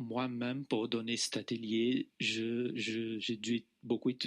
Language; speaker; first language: French; non-native, fluent; Portuguese